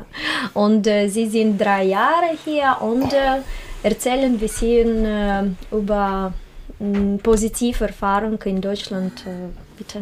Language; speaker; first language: German; non-native, learner; Russian